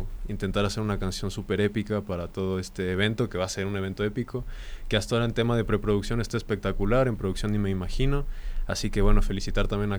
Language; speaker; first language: Spanish; native; Spanish